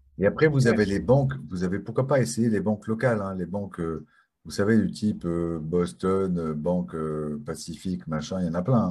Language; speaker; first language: French; native; French